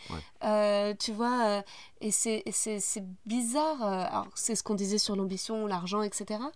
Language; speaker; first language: French; native; French